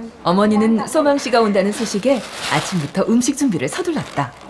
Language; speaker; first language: Korean; native; Korean